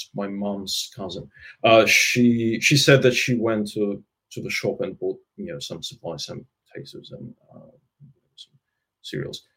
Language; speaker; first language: English; non-native, fluent; Russian